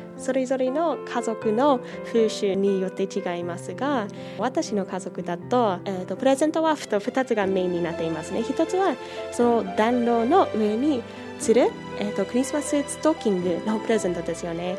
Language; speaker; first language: Japanese; non-native, fluent; English